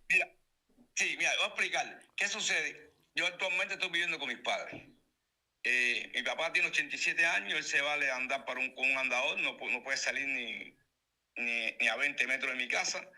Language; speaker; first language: Spanish; native; Spanish